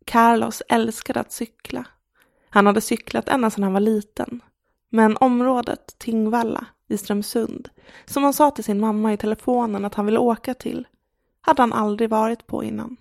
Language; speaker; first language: Swedish; native; Swedish